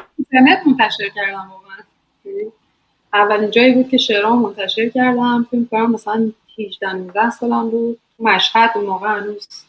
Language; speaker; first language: Persian; native; Persian